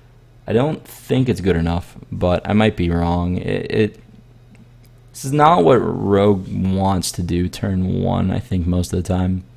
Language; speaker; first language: English; native; English